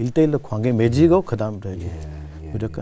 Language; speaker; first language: Korean; non-native, learner; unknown